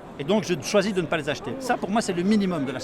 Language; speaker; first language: French; native; French